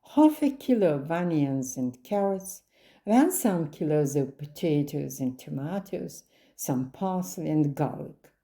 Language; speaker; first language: English; non-native, fluent; Ukrainian